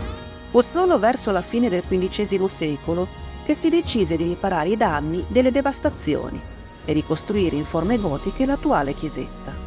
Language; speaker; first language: Italian; native; Italian